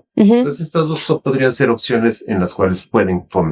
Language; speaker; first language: Spanish; native; Spanish